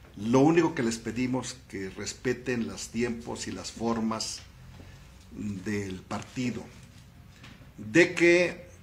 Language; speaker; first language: Spanish; native; Spanish